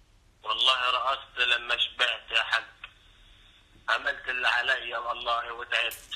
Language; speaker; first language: Arabic; native; Arabic